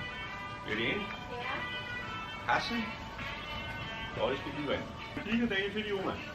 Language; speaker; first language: German; native; German